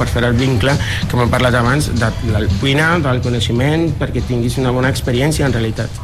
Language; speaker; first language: Catalan; non-native, fluent; Spanish